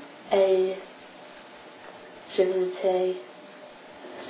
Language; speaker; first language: French; non-native, learner; English